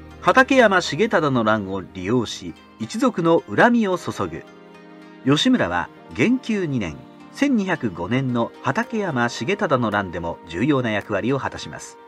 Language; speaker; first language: Japanese; native; Japanese